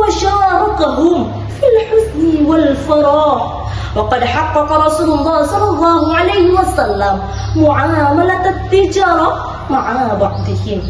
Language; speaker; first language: Arabic; non-native, learner; Indonesian